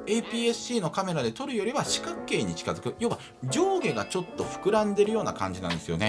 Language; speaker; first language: Japanese; native; Japanese